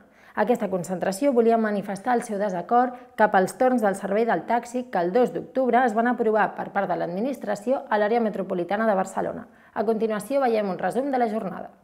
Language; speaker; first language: Catalan; native; Catalan